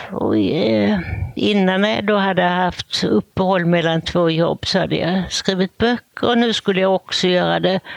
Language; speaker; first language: Swedish; native; Swedish